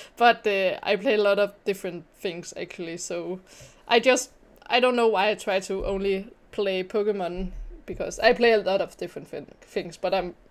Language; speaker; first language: English; non-native, fluent; Danish